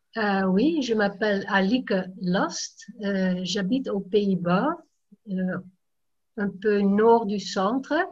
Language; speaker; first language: French; non-native, fluent; Dutch